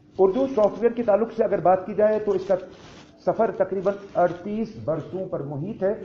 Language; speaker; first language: Urdu; non-native, local second language; Kashmiri